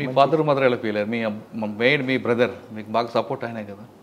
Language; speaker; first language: Telugu; native; Telugu